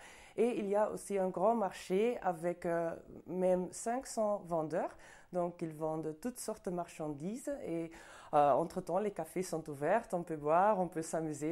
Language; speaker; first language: French; non-native, local second language; Dutch